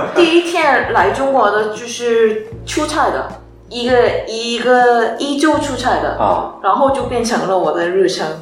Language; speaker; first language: Chinese; non-native, learner; Korean